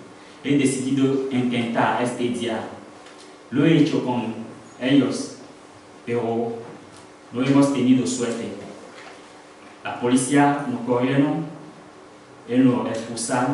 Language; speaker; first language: Spanish; non-native, learner; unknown